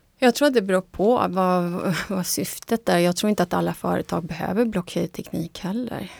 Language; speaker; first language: Swedish; non-native, fluent; Spanish